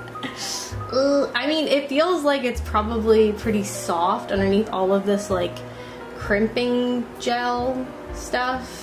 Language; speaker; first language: English; native; English